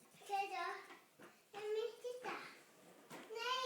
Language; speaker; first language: Swedish; early bilingual, heritage; Swedish